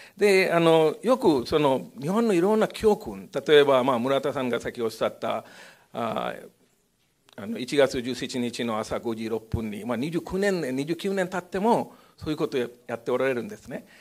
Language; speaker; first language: Japanese; non-native, fluent; Hindi